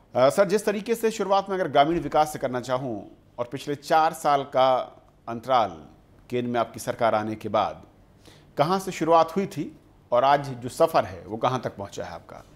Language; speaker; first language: Hindi; native; Hindi